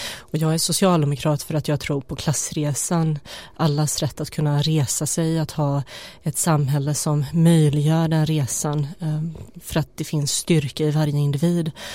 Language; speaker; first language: Swedish; early bilingual, other home language; Bosnian